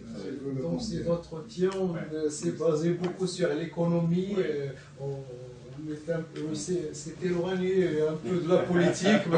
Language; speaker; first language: French; non-native, local second language; Arabic